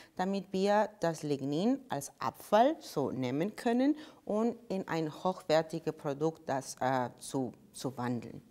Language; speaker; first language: German; non-native, fluent; Spanish